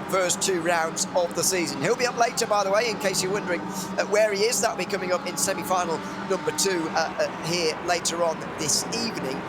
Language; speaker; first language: English; native; English